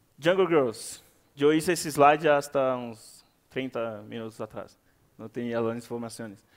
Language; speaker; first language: Portuguese; native; Portuguese